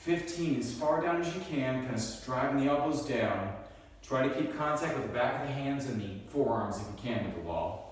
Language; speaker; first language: English; native; English